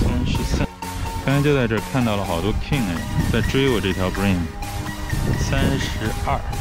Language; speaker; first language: Chinese; native; Chinese